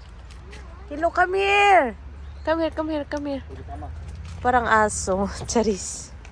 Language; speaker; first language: English; non-native, local second language; Filipino